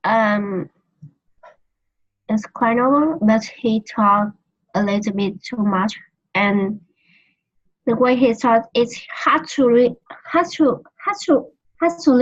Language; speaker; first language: English; non-native, learner; Vietnamese